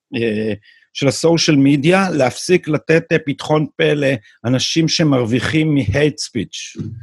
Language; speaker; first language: Hebrew; native; Hebrew